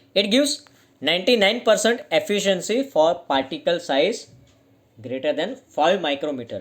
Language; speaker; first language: English; non-native, local second language; Gujarati